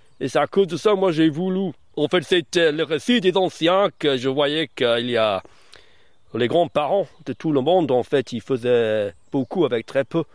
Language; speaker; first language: French; early bilingual, other home language; English